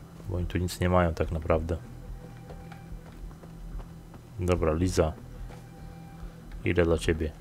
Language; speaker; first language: Polish; native; Polish